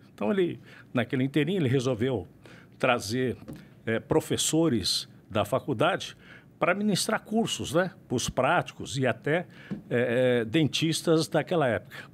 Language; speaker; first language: Portuguese; native; Portuguese